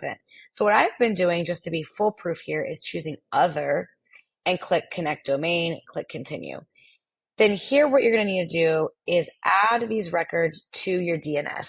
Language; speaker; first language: English; native; English